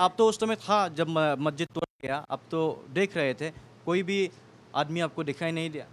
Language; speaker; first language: Hindi; non-native, local second language; Assamese